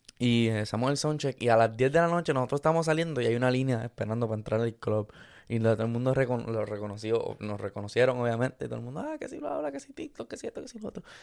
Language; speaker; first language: Spanish; early bilingual, other home language; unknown